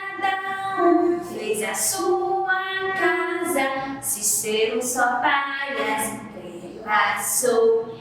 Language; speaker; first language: Portuguese; native; Portuguese